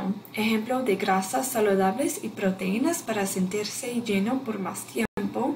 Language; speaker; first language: Spanish; non-native, fluent; English